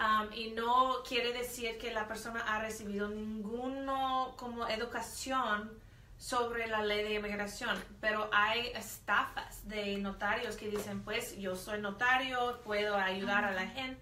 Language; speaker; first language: Spanish; non-native, fluent; English